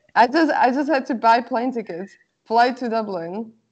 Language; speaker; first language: English; non-native, fluent; Slovak